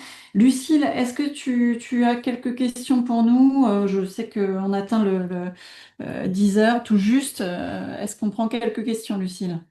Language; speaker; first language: French; native; French